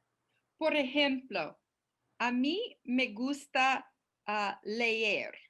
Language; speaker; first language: Spanish; non-native, fluent; English